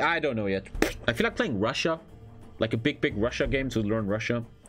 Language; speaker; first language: English; non-native, fluent; German